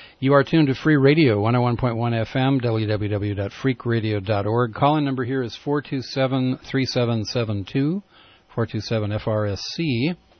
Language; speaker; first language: English; native; English